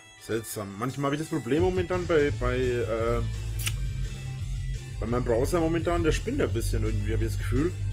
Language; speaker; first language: German; native; German